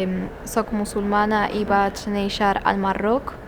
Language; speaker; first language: Catalan; early bilingual, other home language; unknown